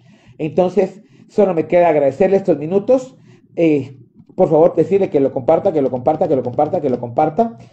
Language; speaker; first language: Spanish; native; Spanish